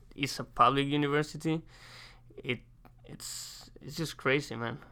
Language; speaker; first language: English; non-native, fluent; Spanish